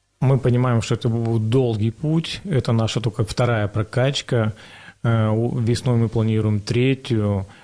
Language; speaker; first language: Russian; native; Russian